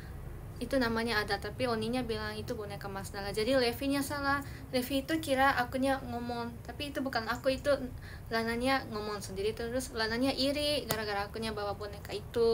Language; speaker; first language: Indonesian; early bilingual, heritage; Indonesian